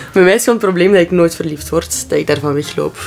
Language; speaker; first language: Dutch; native; Dutch